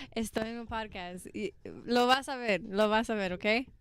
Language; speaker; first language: Spanish; early bilingual, heritage; Spanish